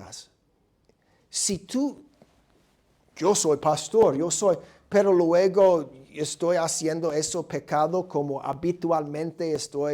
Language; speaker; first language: Spanish; non-native, fluent; English